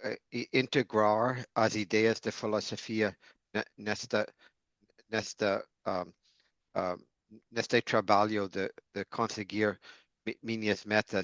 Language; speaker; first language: Portuguese; non-native, fluent; English